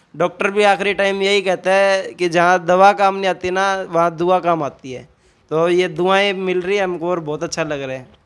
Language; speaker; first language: Hindi; native; Hindi